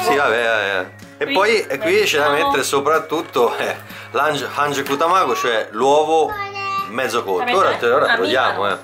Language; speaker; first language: Italian; native; Italian